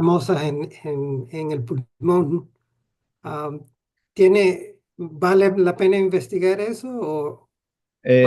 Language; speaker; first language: Spanish; non-native, fluent; English